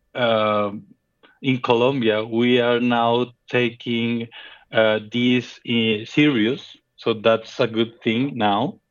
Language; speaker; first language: English; non-native, fluent; Spanish